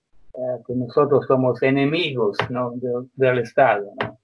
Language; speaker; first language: Spanish; non-native, fluent; Croatian